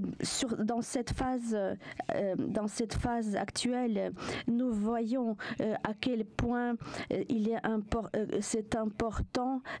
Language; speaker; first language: French; non-native, fluent; Ukrainian